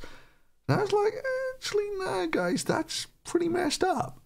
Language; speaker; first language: English; native; English